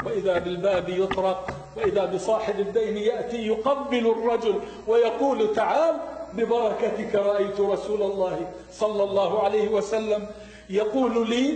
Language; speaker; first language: Arabic; native; Arabic